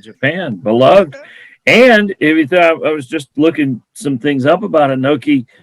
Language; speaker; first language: English; native; English